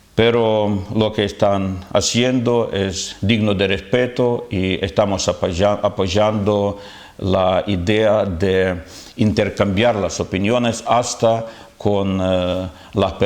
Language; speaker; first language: Spanish; non-native, fluent; Ukrainian